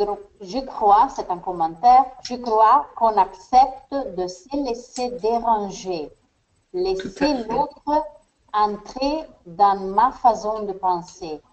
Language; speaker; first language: French; non-native, fluent; Spanish